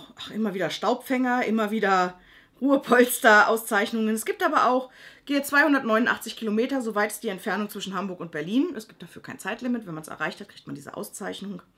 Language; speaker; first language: German; native; German